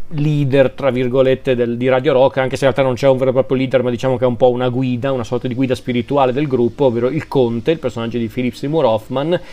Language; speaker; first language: Italian; native; Italian